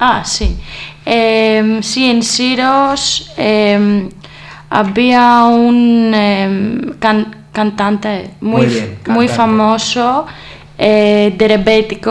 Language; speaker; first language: Spanish; non-native, learner; Greek